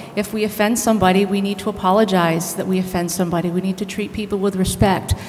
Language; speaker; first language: English; native; English